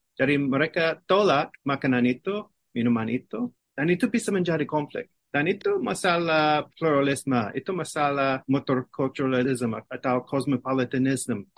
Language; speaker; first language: Malay; non-native, fluent; English